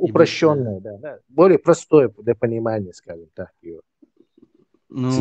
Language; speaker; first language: Russian; non-native, local second language; Chechen